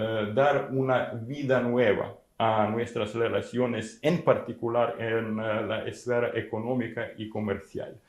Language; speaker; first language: Spanish; non-native, fluent; Ukrainian